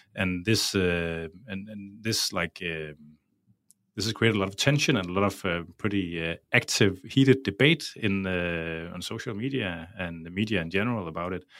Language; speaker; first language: English; non-native, fluent; Danish